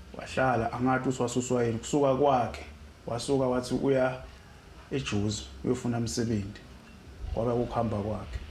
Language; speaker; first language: Zulu; non-native, local second language; Swati